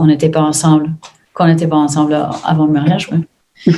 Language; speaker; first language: French; non-native, fluent; English